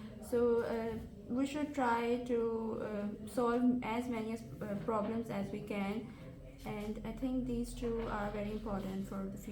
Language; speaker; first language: English; non-native, learner; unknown